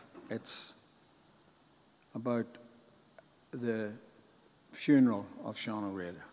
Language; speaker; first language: English; native; English